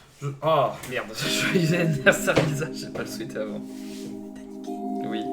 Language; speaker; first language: French; native; French